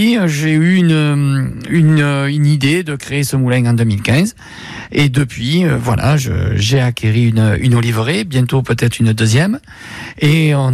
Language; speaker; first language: French; native; French